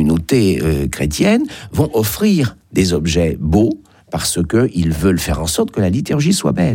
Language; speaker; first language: French; native; French